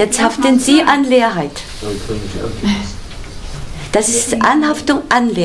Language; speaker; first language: German; non-native, fluent; Korean